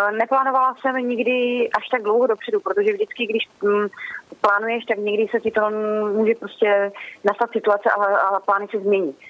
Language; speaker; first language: Czech; native; Czech